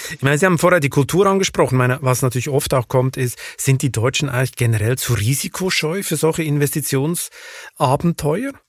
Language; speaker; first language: German; native; German